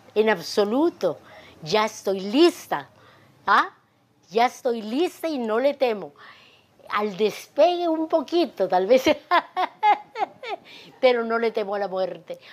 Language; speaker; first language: Spanish; native; Spanish